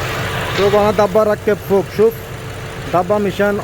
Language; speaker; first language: Arabic; non-native, learner; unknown